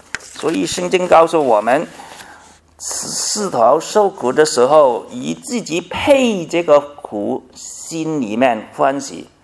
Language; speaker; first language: Chinese; non-native, local second language; Cantonese